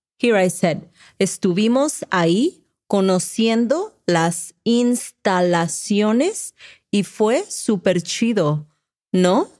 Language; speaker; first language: Spanish; early bilingual, heritage; Spanish